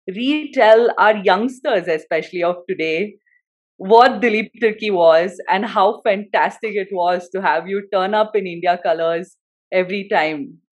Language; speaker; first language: English; non-native, local second language; Hindi